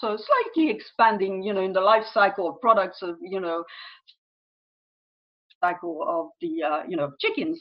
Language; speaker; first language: English; non-native, fluent; French